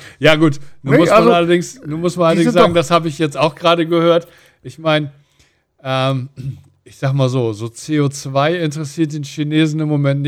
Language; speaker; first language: German; native; German